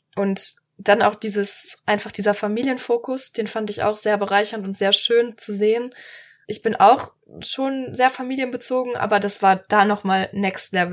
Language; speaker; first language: German; native; German